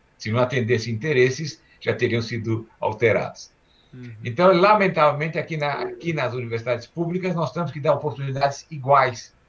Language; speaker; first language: Portuguese; early bilingual, other home language; Armenian